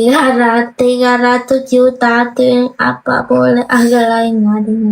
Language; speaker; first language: Indonesian; non-native, learner; Vietnamese